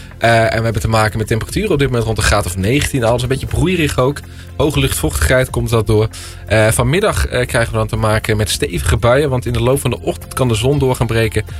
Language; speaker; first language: Dutch; native; Dutch